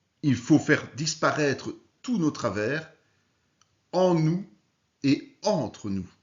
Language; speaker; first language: French; native; French